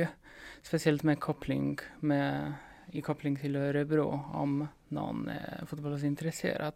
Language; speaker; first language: Swedish; non-native, fluent; Polish